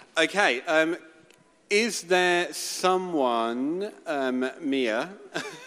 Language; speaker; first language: English; native; English